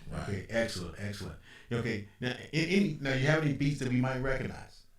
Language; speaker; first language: English; native; English